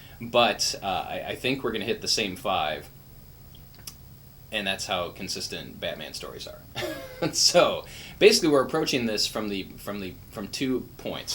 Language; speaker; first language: English; native; English